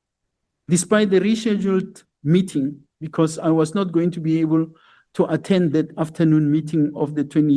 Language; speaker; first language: English; non-native, local second language; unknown